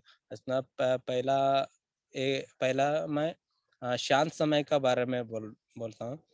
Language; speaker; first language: Hindi; non-native, local second language; Kannada